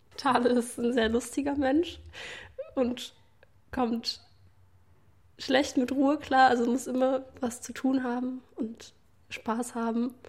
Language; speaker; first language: German; native; German